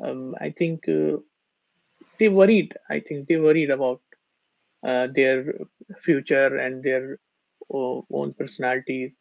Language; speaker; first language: English; non-native, learner; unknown